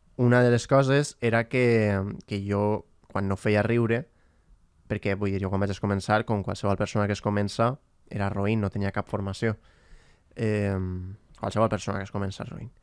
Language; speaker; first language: Catalan; native; Catalan